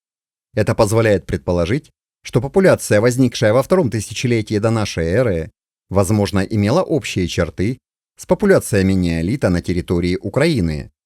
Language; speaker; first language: Russian; native; Russian